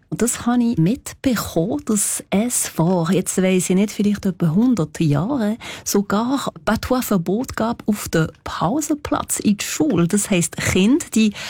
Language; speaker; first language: German; non-native, local second language; French